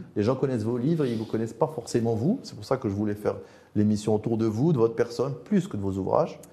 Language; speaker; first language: French; non-native, local second language; Arabic